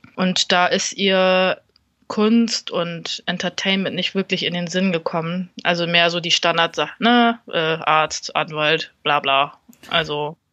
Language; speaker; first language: German; early bilingual, other home language; Vietnamese